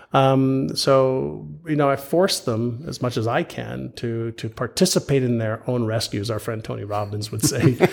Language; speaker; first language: English; early bilingual, other home language; Hebrew